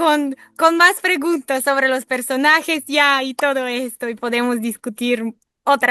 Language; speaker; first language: Spanish; non-native, fluent; Bulgarian